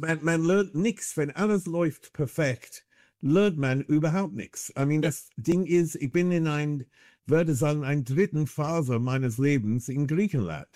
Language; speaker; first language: German; non-native, fluent; English